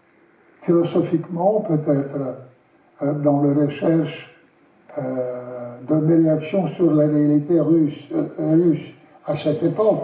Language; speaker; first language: French; non-native, learner; Russian